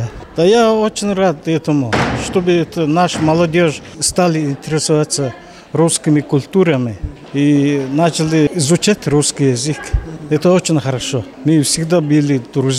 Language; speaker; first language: Russian; non-native, fluent; Mongolian